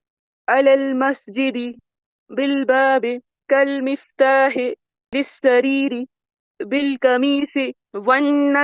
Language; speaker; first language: Arabic; non-native, learner; Urdu